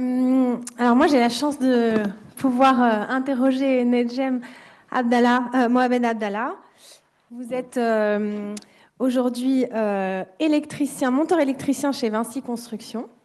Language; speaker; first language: French; native; French